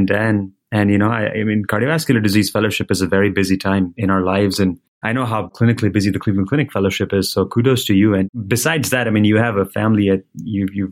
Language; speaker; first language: English; non-native, local second language; Hindi